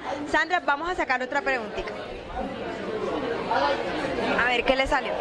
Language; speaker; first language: Spanish; native; Spanish